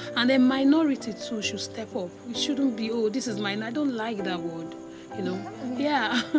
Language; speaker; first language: English; non-native, local second language; Igbo